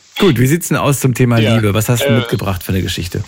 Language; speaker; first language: German; native; German